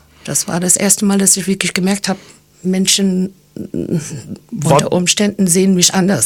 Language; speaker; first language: German; non-native, fluent; English